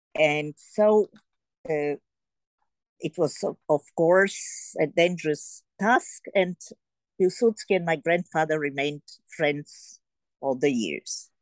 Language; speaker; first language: English; early bilingual, heritage; Polish